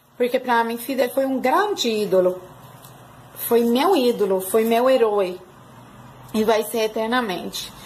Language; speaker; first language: Portuguese; non-native, fluent; Spanish